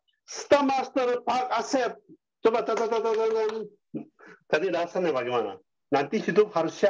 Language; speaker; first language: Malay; non-native, learner; Korean